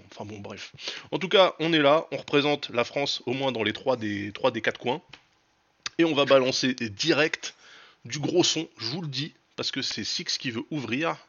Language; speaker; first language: French; native; French